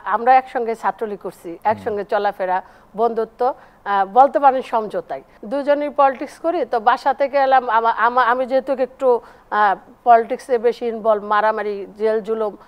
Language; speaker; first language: Bangla; native; Bangla